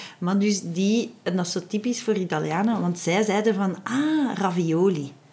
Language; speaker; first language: Dutch; native; Dutch